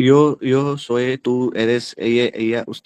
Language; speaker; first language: Spanish; non-native, learner; Hindi